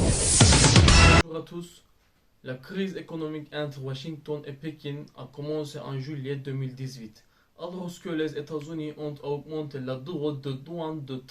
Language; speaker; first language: French; non-native, learner; Turkish